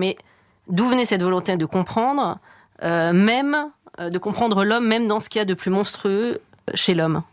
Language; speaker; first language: French; native; French